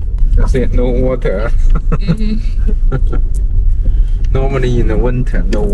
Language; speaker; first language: English; non-native, learner; Chinese